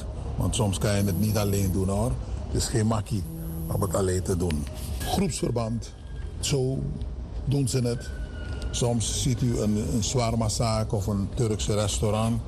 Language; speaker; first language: Dutch; native; Dutch